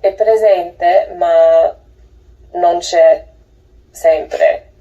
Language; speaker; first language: Italian; non-native, learner; English